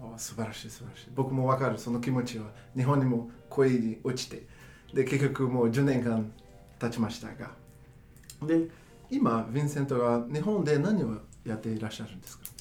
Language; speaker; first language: Japanese; non-native, fluent; Portuguese